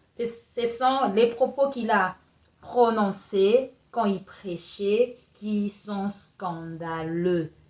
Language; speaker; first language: French; non-native, local second language; Lingala